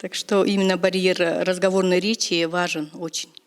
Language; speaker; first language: Russian; non-native, local second language; Kazakh